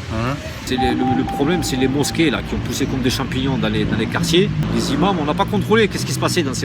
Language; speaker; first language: French; early bilingual, other home language; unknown